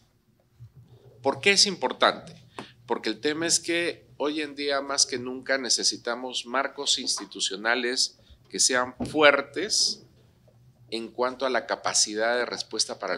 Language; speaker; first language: Spanish; native; Spanish